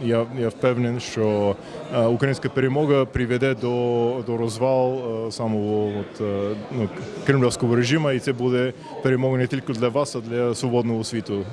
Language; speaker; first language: Ukrainian; non-native, fluent; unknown